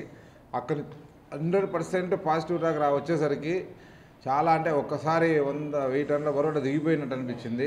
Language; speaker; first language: Telugu; native; Telugu